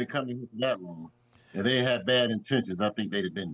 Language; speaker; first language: English; native; English